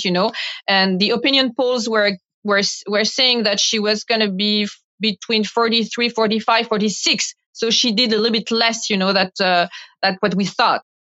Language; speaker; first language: English; non-native, fluent; French